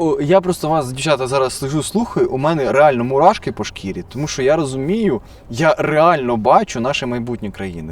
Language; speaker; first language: Ukrainian; native; Ukrainian